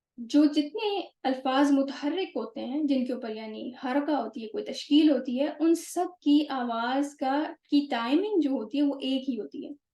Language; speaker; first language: Urdu; native; Urdu